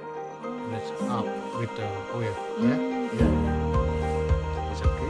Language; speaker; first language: English; non-native, learner; Indonesian